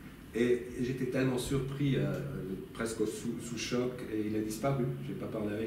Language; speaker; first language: French; non-native, local second language; German